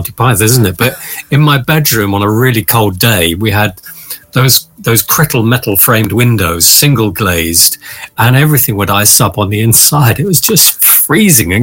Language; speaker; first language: English; native; English